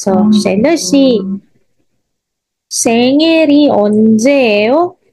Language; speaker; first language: Korean; non-native, fluent; Filipino